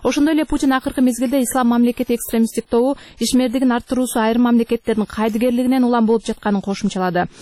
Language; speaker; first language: Kyrgyz; native; Kyrgyz